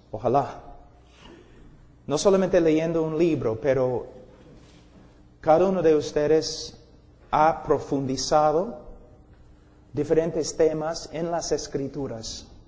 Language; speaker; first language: Spanish; non-native, fluent; English